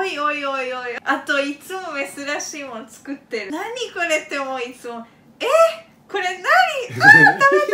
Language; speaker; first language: Japanese; non-native, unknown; Spanish